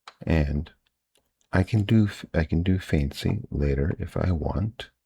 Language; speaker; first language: English; native; English